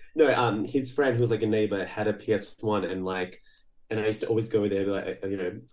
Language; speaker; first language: English; early bilingual, other home language; Portuguese